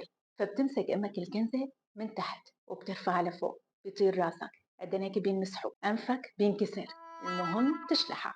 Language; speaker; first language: Arabic; native; Arabic